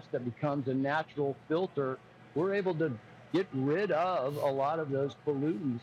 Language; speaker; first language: English; native; English